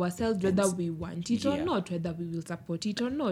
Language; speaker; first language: English; non-native, local second language; Luo (Kenya and Tanzania)